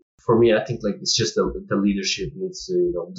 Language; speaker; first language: English; non-native, local second language; Filipino